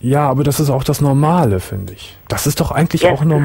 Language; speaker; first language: German; native; German